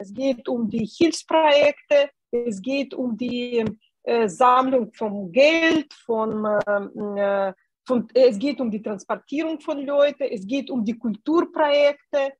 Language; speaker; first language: German; non-native, fluent; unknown